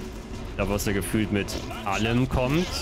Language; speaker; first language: German; native; German